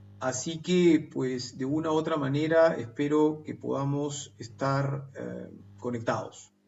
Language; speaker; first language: Spanish; native; Spanish